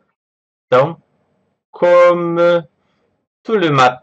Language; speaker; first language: French; non-native, fluent; Portuguese